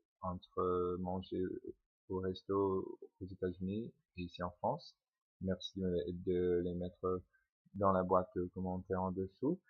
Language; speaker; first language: French; non-native, fluent; English